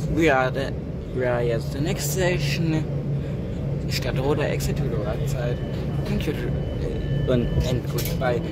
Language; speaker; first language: English; non-native, learner; German